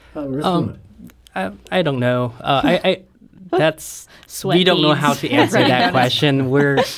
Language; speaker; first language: English; non-native, fluent; Thai